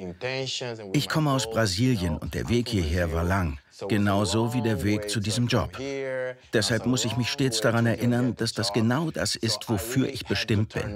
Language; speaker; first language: German; non-native, fluent; Portuguese